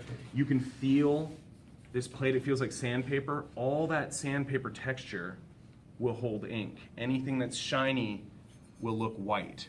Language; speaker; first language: English; native; English